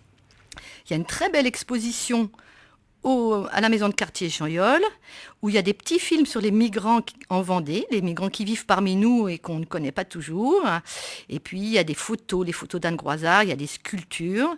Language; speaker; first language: French; native; French